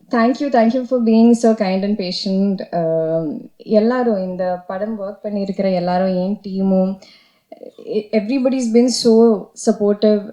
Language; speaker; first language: Tamil; non-native, fluent; Malayalam